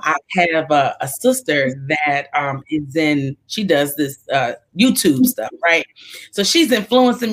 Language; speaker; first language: English; native; English